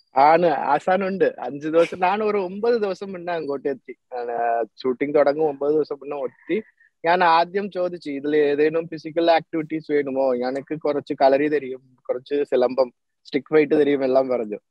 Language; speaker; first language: Malayalam; non-native, local second language; Tamil